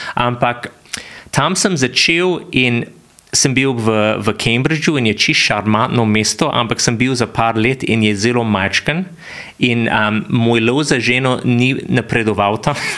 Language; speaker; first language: Slovenian; non-native, fluent; English